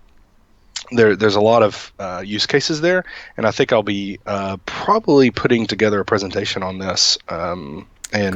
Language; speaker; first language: English; native; English